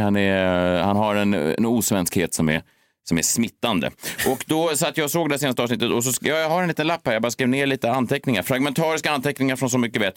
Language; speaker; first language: Swedish; native; Swedish